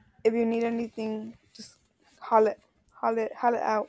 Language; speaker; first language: English; early bilingual, other home language; Spanish